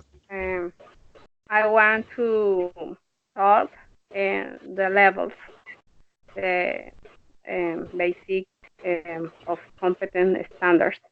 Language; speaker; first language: English; non-native, learner; Spanish